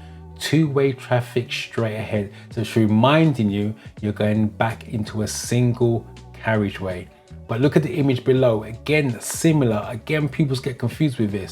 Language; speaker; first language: English; native; English